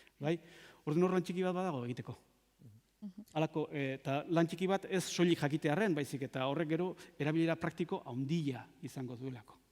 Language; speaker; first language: Basque; native; Basque